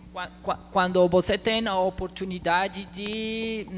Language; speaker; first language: Portuguese; non-native, learner; Spanish